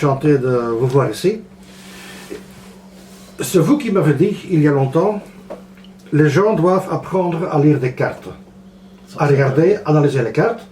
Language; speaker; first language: French; non-native, local second language; Dutch